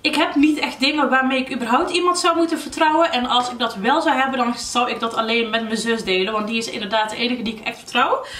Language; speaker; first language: Dutch; early bilingual, other home language; Arabic